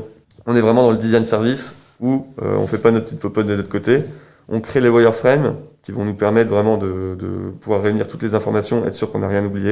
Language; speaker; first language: French; native; French